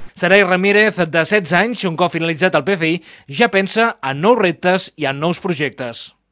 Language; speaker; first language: Catalan; native; Catalan